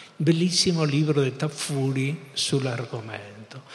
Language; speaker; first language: Italian; non-native, fluent; Spanish